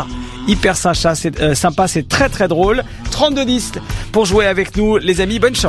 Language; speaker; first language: French; native; French